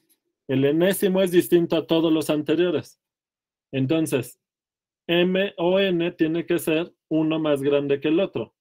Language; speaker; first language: Spanish; native; Spanish